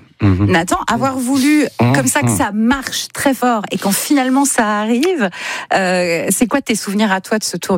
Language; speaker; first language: French; native; French